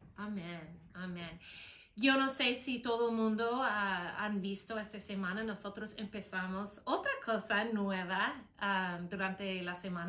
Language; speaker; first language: Spanish; non-native, fluent; English